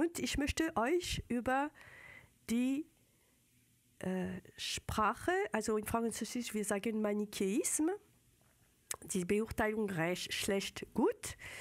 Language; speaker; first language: German; non-native, fluent; French